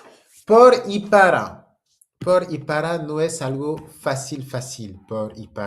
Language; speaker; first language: Spanish; non-native, fluent; French